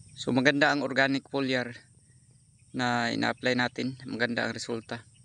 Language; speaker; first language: Filipino; non-native, local second language; Cebuano